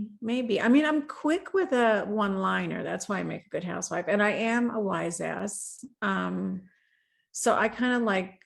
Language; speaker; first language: English; native; English